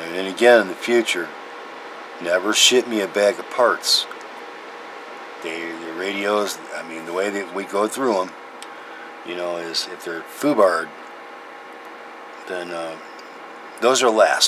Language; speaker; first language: English; native; English